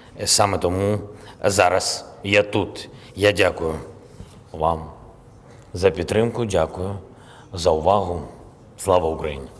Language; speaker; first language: Ukrainian; non-native, local second language; Russian